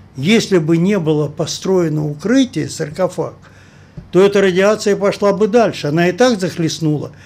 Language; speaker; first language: Russian; native; Russian